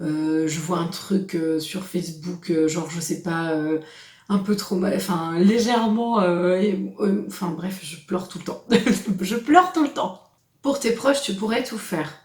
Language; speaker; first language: French; native; French